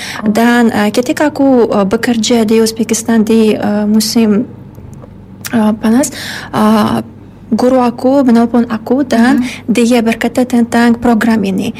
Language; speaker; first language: Indonesian; non-native, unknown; Uzbek